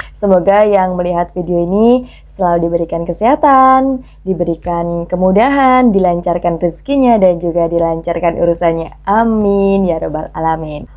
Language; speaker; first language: Indonesian; native; Indonesian